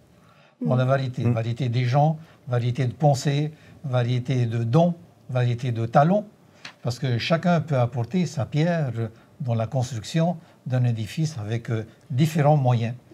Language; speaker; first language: French; native; French